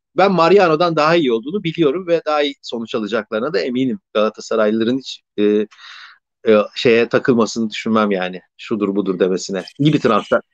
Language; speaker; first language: Turkish; native; Turkish